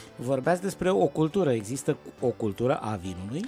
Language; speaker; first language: Romanian; native; Romanian